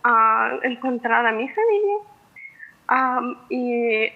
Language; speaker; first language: Spanish; non-native, fluent; Ukrainian